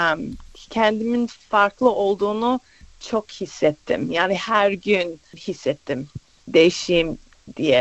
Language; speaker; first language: Turkish; early bilingual, other home language; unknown